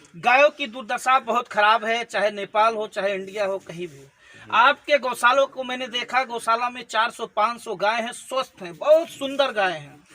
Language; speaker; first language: Hindi; native; Hindi